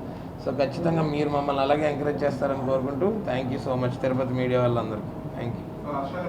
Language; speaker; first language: Telugu; native; Telugu